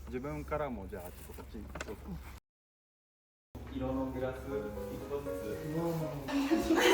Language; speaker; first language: Japanese; native; Japanese